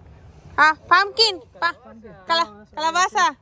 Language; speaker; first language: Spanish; non-native, learner; Bangla